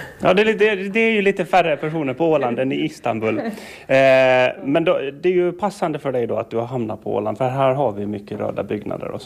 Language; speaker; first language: Swedish; native; Swedish